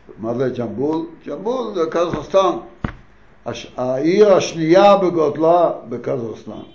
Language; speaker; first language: Hebrew; non-native, fluent; Yiddish